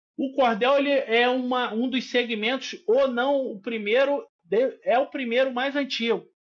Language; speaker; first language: Portuguese; native; Portuguese